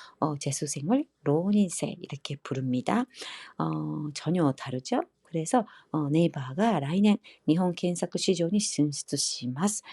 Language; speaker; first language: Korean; non-native, fluent; Japanese